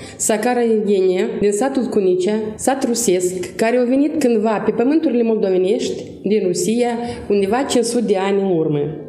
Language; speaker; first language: Romanian; non-native, local second language; Russian